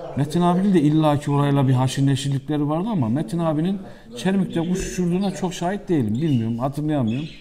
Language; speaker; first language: Turkish; native; Turkish